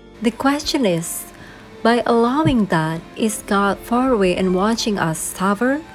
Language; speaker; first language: English; non-native, fluent; Indonesian